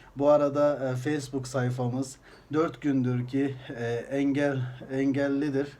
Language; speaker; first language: Turkish; early bilingual, heritage; Azerbaijani